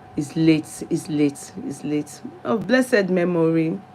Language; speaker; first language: English; non-native, local second language; Yoruba